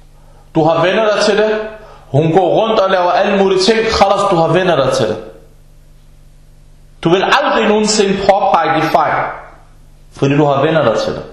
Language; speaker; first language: Danish; early bilingual, other home language; Arabic